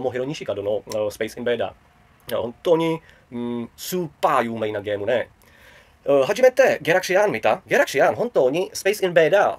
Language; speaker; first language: Japanese; non-native, learner; Czech